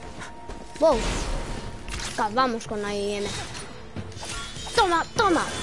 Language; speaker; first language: Spanish; early bilingual, heritage; English